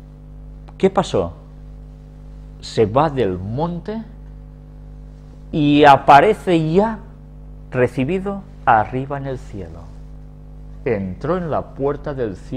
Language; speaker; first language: Spanish; native; Spanish